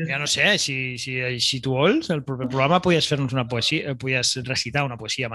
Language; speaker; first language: Catalan; native; Catalan